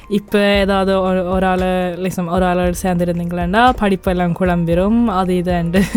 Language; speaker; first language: Tamil; native; Tamil